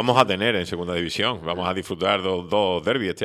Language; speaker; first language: Spanish; native; Spanish